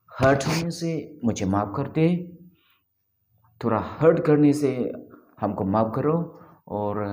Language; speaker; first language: Hindi; non-native, local second language; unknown